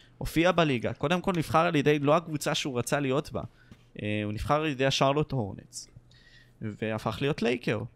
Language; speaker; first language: Hebrew; native; Hebrew